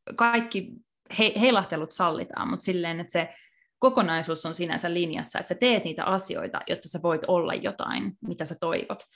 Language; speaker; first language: Finnish; native; Finnish